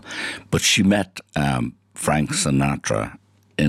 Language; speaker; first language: English; native; English